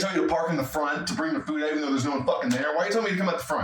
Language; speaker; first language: English; native; English